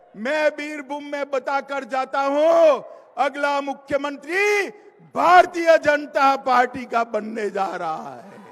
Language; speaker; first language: Hindi; non-native, local second language; Gujarati